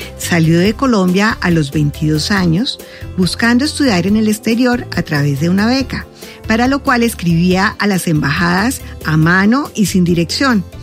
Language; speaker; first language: Spanish; native; Spanish